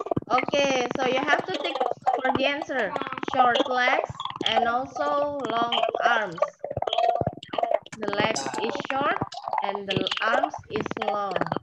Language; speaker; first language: English; non-native, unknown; Indonesian